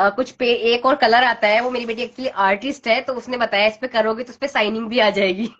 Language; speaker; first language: Hindi; native; Hindi